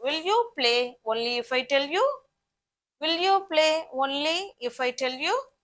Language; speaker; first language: English; non-native, local second language; Tamil